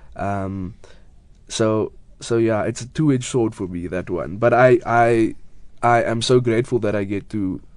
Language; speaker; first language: English; native; English